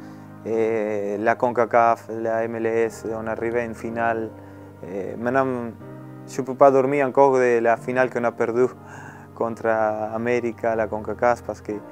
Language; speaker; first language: French; non-native, learner; Spanish